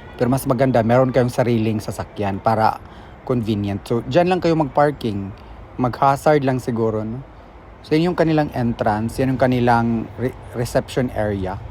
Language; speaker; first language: Filipino; non-native, local second language; Cebuano